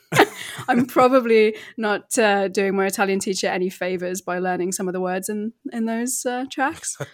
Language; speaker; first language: English; native; English